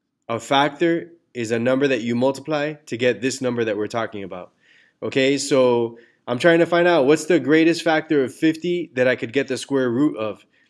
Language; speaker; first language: English; early bilingual, other home language; Spanish